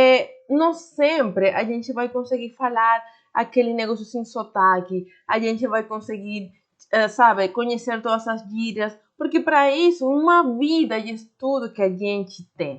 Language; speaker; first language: Portuguese; non-native, fluent; Spanish